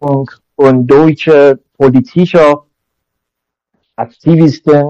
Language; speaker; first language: German; non-native, learner; Persian